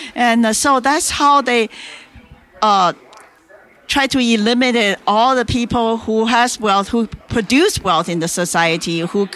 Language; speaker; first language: English; non-native, fluent; Chinese